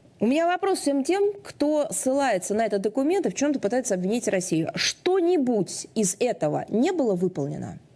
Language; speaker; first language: Russian; native; Russian